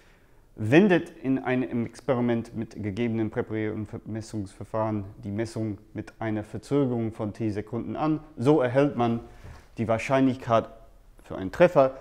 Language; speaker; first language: German; non-native, fluent; English